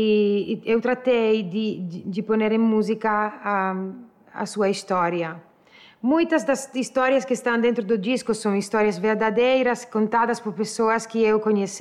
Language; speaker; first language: Portuguese; non-native, learner; Italian